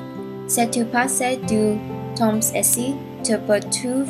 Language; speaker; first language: French; non-native, learner; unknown